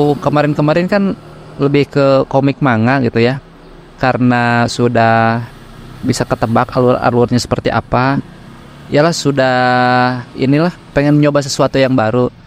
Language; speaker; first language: Indonesian; native; Indonesian